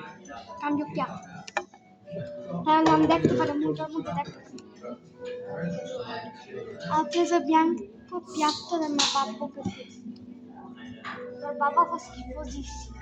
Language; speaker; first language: Italian; early bilingual, other home language; Bangla